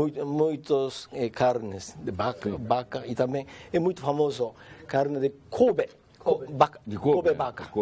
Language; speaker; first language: Portuguese; non-native, learner; Japanese